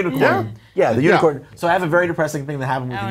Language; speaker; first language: English; native; English